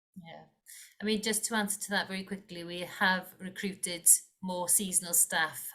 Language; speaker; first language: English; non-native, local second language; Welsh